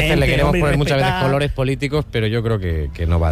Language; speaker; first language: Spanish; native; Spanish